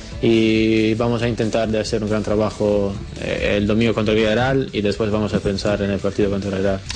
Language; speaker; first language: Spanish; non-native, fluent; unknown